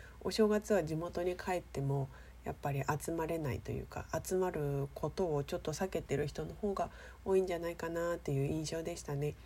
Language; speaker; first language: Japanese; native; Japanese